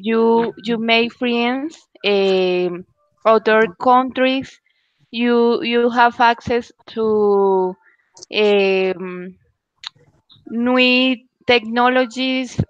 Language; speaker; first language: English; non-native, learner; Spanish